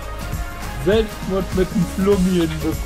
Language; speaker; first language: German; native; German